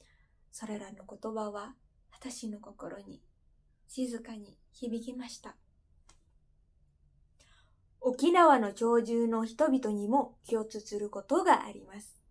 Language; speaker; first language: Japanese; non-native, fluent; Indonesian